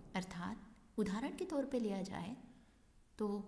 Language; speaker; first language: Hindi; non-native, local second language; Marathi